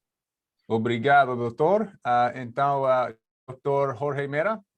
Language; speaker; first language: Portuguese; non-native, learner; Spanish